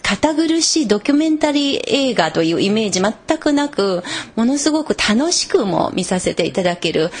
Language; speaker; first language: Japanese; non-native, fluent; Chinese